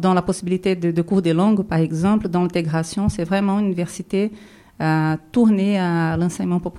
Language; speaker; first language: French; non-native, fluent; Portuguese